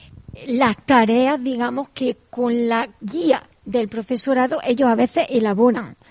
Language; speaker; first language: Spanish; native; Spanish